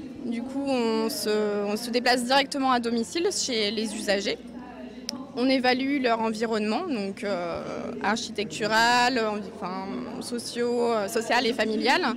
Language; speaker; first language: French; native; French